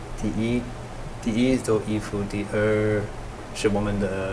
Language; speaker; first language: Chinese; non-native, learner; English